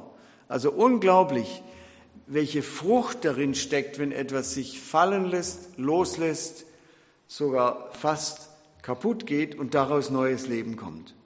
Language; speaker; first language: German; native; German